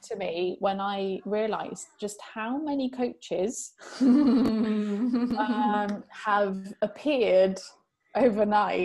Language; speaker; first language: English; early bilingual, other home language; Italian